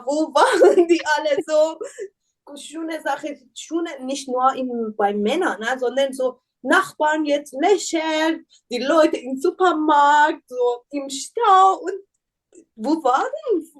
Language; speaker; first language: German; non-native, learner; Persian